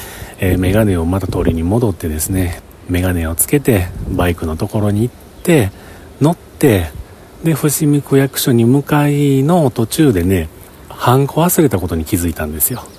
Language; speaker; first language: Japanese; native; Japanese